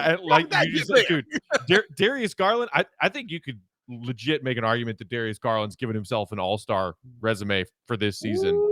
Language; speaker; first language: English; native; English